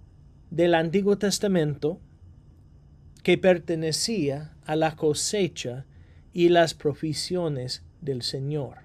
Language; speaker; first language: Spanish; non-native, fluent; English